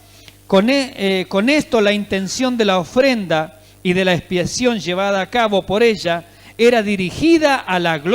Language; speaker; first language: Spanish; native; Spanish